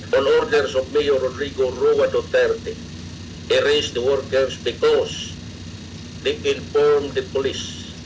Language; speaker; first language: English; non-native, local second language; Cebuano